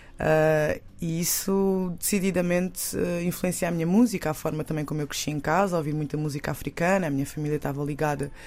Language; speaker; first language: Portuguese; native; Portuguese